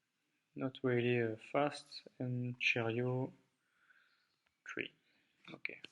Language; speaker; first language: English; non-native, learner; French